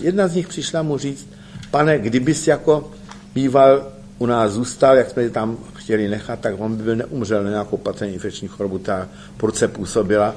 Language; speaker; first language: Czech; native; Czech